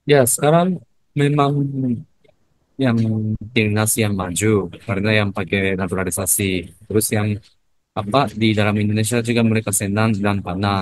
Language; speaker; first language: Indonesian; non-native, learner; Japanese